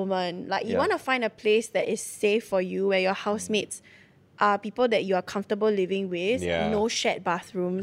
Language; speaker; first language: English; native; English